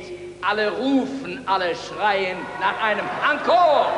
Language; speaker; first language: German; native; German